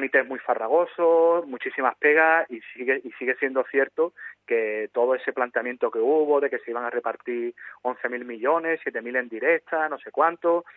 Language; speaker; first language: Spanish; native; Spanish